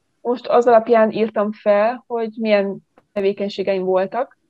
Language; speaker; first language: Hungarian; native; Hungarian